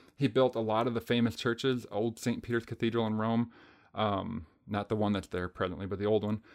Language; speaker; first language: English; native; English